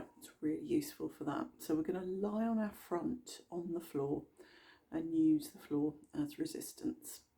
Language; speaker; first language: English; native; English